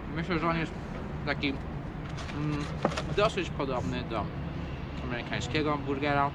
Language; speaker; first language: Polish; non-native, fluent; English